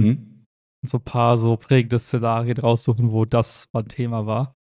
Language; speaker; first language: German; native; German